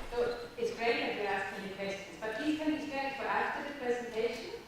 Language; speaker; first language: English; non-native, fluent; German